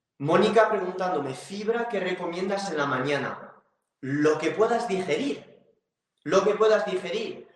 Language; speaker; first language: Spanish; non-native, fluent; French